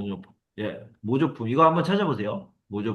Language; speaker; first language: Korean; native; Korean